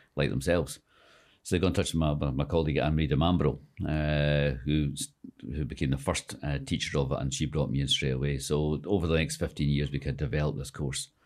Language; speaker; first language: English; native; English